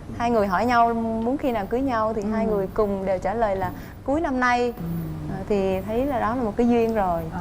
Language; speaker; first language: Vietnamese; native; Vietnamese